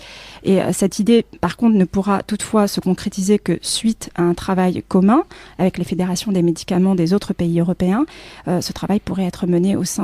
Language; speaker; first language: French; native; French